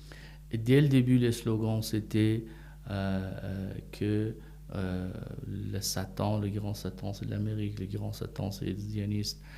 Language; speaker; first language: French; non-native, fluent; Persian